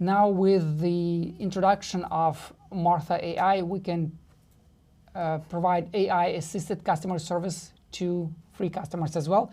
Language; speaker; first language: English; non-native, fluent; Russian